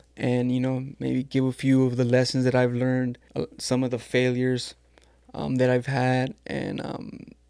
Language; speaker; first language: English; early bilingual, other home language; Spanish